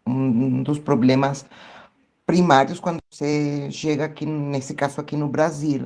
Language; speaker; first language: Portuguese; non-native, fluent; Spanish